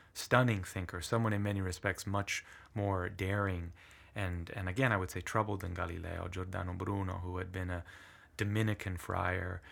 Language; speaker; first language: English; early bilingual, other home language; Italian